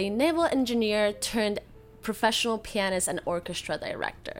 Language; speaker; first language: English; non-native, fluent; Spanish